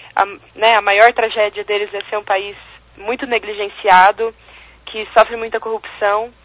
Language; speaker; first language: Portuguese; native; Portuguese